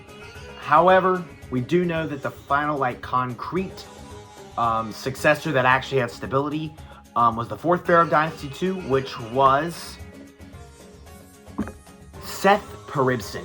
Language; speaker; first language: English; native; English